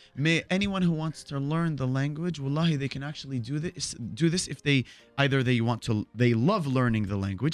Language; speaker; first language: English; non-native, fluent; Arabic